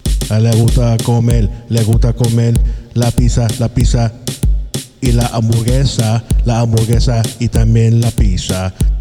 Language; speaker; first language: Spanish; early bilingual, other home language; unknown